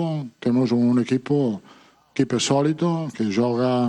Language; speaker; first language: Portuguese; non-native, fluent; Italian